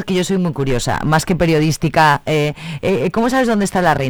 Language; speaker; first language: Spanish; native; Spanish